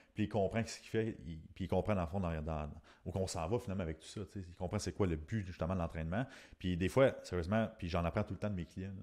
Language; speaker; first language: French; native; French